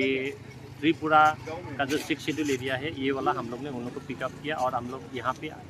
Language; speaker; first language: Hindi; non-native, local second language; Bodo